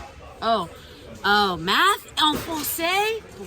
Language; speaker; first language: French; non-native, learner; English